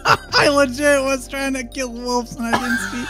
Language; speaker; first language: English; native; English